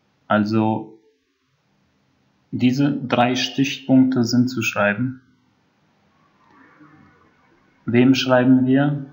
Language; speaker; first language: German; non-native, fluent; Albanian